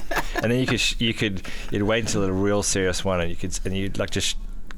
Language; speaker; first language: English; native; English